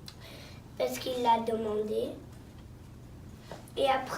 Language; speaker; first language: French; non-native, local second language; English